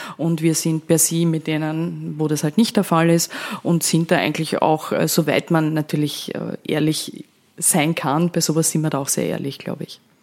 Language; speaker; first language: German; native; German